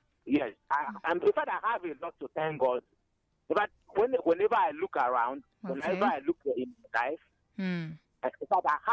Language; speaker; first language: English; non-native, local second language; Igbo